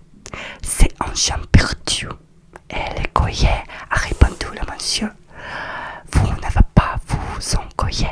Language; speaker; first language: French; non-native, learner; Russian